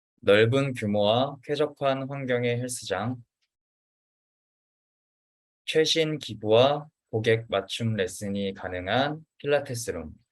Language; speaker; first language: Korean; native; Korean